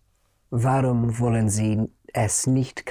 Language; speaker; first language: German; non-native, learner; English